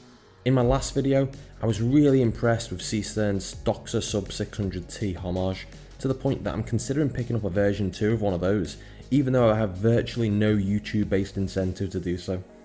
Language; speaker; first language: English; native; English